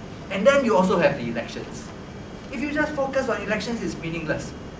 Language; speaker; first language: English; non-native, local second language; Malay